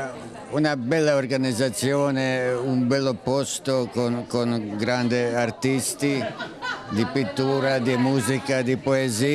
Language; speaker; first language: Italian; non-native, learner; Croatian